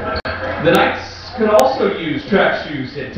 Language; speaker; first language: English; native; English